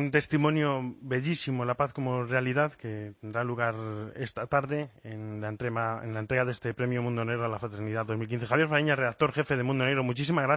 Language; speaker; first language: Spanish; native; Spanish